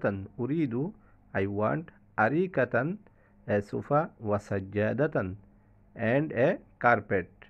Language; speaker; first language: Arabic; non-native, fluent; Bangla